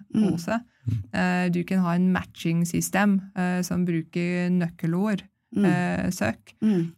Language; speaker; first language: Norwegian; non-native, fluent; English